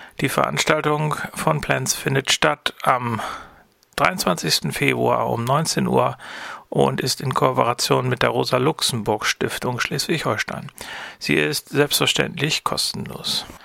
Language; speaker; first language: German; native; German